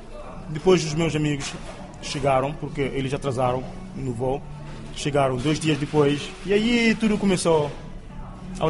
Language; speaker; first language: Portuguese; non-native, local second language; Kabuverdianu